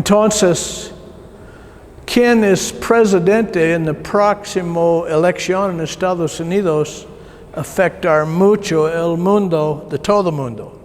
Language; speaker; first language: Spanish; non-native, learner; English